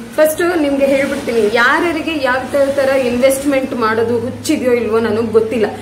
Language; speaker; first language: Kannada; non-native, local second language; Tulu